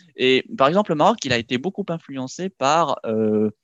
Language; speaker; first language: French; non-native, local second language; Arabic